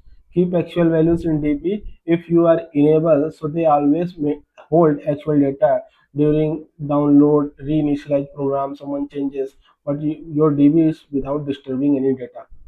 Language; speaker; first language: English; non-native, local second language; Hindi